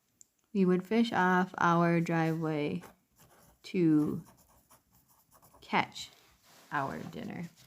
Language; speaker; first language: English; native; English